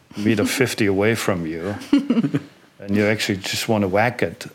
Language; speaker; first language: English; non-native, fluent; German